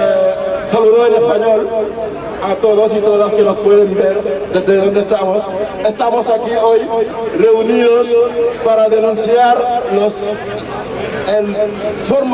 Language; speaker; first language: Spanish; non-native, local second language; Wolof